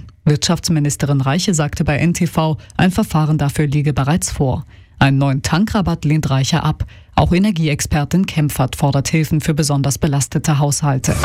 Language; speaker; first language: German; native; German